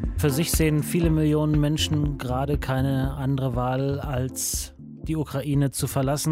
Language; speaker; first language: German; native; German